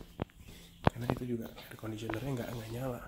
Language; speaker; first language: Indonesian; native; Indonesian